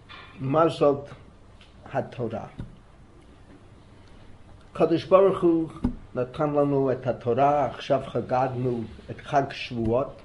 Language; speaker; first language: Hebrew; non-native, fluent; English